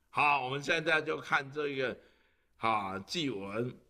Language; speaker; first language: Chinese; native; Chinese